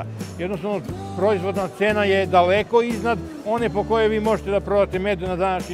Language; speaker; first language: Serbian; native; Serbian